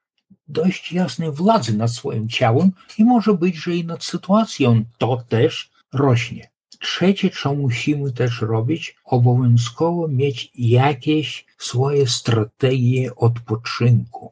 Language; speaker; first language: Polish; non-native, local second language; Lithuanian